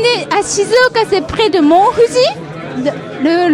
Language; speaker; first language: French; non-native, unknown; Japanese